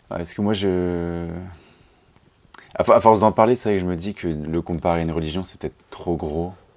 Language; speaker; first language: French; native; French